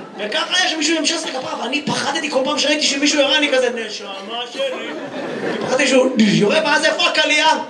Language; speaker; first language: Hebrew; native; Hebrew